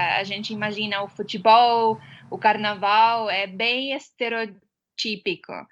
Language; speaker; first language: Portuguese; non-native, fluent; Estonian